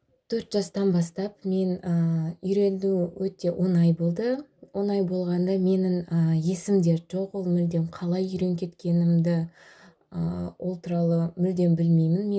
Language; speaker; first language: Kazakh; non-native, local second language; Russian